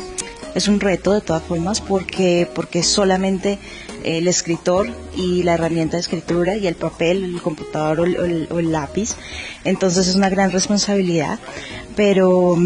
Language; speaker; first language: Spanish; native; Spanish